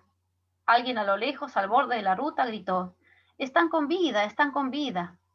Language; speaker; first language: Spanish; native; Spanish